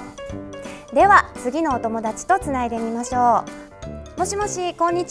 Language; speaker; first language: Japanese; native; Japanese